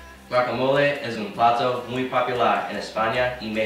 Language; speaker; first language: Spanish; non-native, learner; English